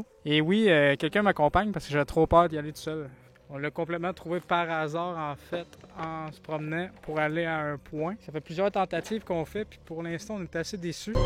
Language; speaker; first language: French; native; French